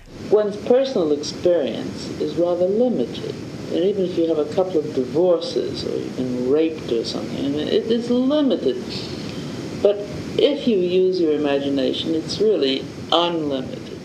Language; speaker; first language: English; native; English